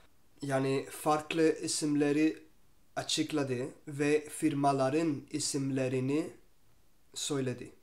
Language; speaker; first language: Turkish; non-native, learner; Spanish